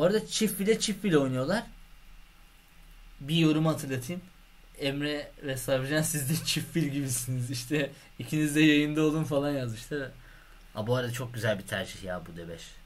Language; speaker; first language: Turkish; native; Turkish